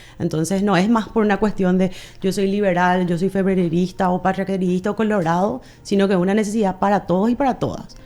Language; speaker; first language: Spanish; native; Spanish